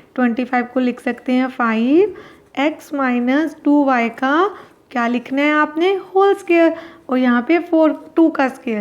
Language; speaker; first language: Hindi; native; Hindi